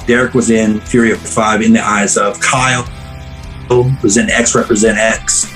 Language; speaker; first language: English; native; English